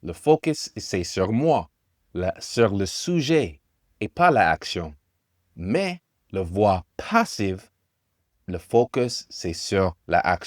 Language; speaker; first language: French; non-native, learner; English